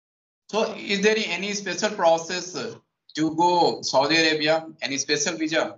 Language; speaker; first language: English; non-native, local second language; Hindi